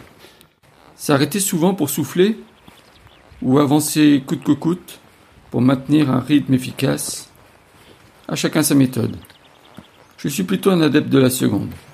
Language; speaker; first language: French; native; French